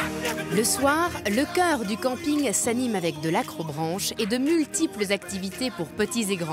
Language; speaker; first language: French; native; French